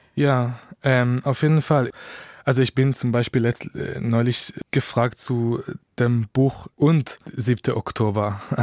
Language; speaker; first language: German; non-native, fluent; Hebrew